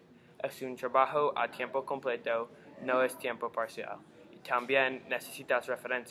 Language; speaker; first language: Spanish; non-native, learner; English